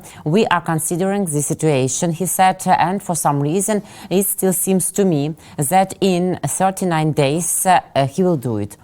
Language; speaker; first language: English; non-native, fluent; Russian